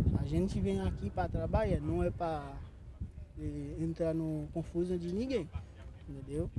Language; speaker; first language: Portuguese; non-native, learner; Haitian Creole